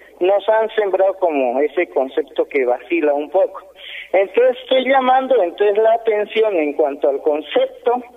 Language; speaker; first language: Spanish; non-native, local second language; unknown